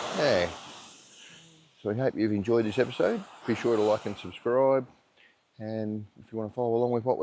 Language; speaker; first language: English; native; English